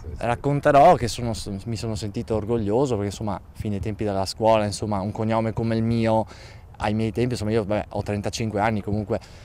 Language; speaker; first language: Italian; native; Italian